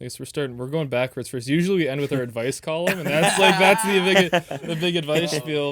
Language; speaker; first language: English; native; English